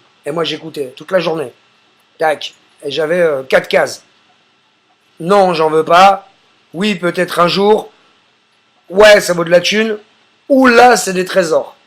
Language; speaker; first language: French; native; French